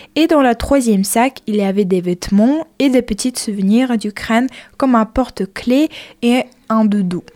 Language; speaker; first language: French; non-native, fluent; Ukrainian